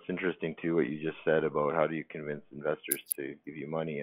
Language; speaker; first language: English; native; English